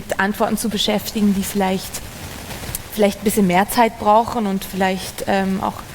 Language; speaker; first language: German; native; German